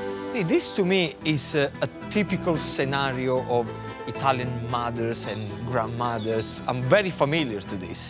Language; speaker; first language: English; non-native, fluent; Italian